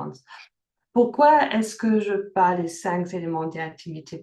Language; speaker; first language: French; early bilingual, heritage; French